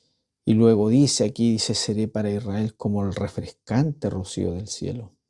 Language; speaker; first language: Spanish; native; Spanish